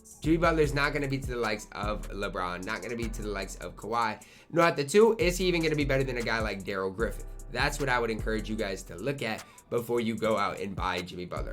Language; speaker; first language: English; native; English